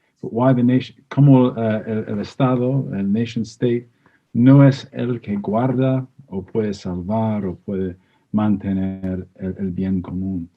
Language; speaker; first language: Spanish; non-native, fluent; English